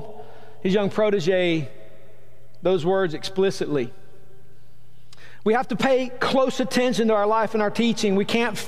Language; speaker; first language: English; native; English